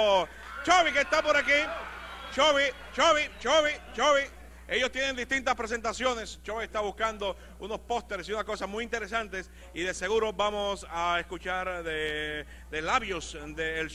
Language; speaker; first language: Spanish; native; Spanish